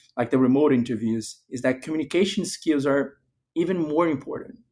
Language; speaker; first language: English; non-native, fluent; Portuguese